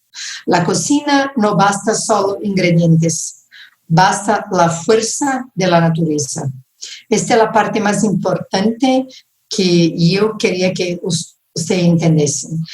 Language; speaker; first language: Spanish; non-native, fluent; Portuguese